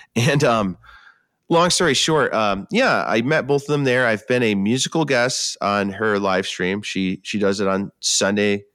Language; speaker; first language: English; native; English